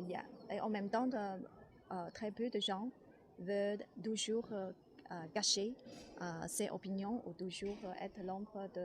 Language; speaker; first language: French; non-native, learner; Chinese